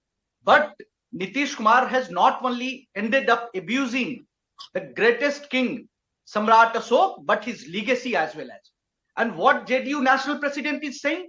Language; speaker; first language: English; non-native, local second language; Hindi